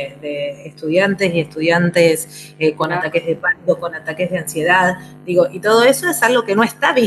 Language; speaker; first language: Spanish; native; Spanish